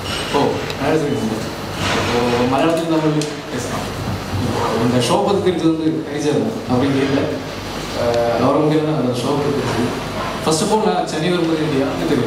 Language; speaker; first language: Tamil; non-native, local second language; Malayalam